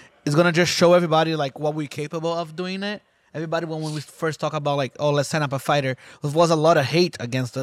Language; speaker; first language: English; non-native, fluent; Portuguese